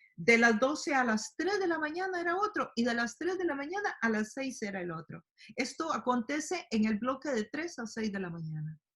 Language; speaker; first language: Spanish; native; Spanish